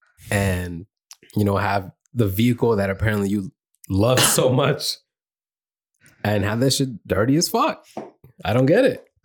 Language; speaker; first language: English; early bilingual, other home language; Spanish